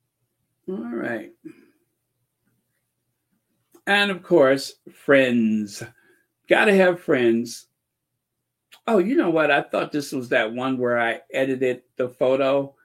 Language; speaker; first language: English; native; English